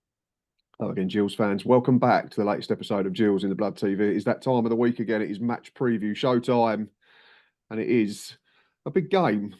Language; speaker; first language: English; native; English